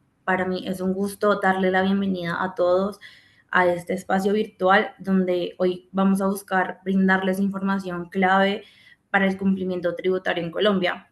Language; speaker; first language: Spanish; native; Spanish